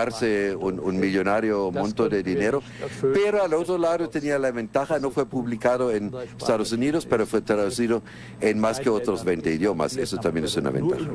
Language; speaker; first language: Spanish; non-native, fluent; German